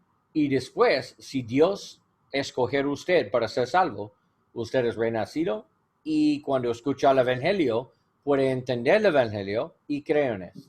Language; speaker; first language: Spanish; non-native, learner; English